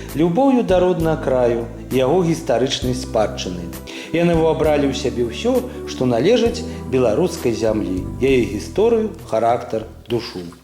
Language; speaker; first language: Belarusian; native; Belarusian